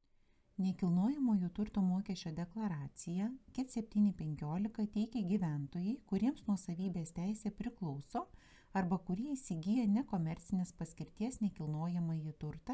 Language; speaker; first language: Lithuanian; native; Lithuanian